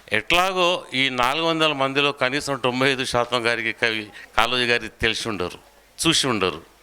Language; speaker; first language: Telugu; non-native, local second language; Urdu